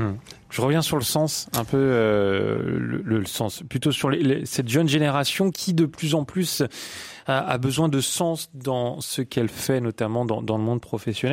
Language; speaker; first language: French; native; French